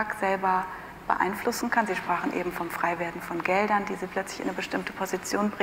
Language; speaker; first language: German; native; German